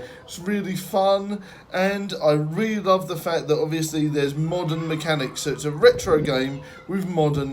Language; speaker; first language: English; native; English